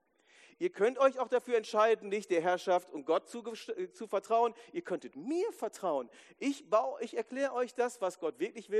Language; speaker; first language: German; native; German